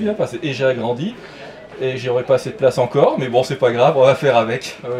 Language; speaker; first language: French; native; French